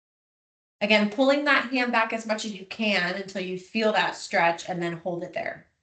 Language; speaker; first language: English; native; English